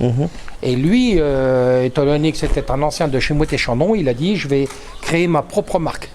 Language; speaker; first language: French; native; French